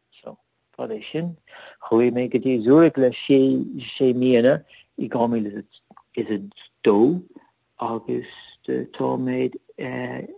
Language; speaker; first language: Irish; non-native, learner; English